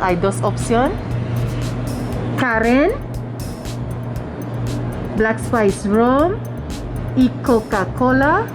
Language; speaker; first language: Spanish; non-native, learner; English